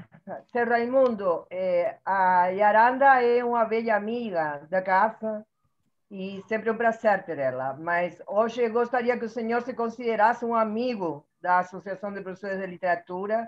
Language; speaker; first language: Portuguese; non-native, fluent; Spanish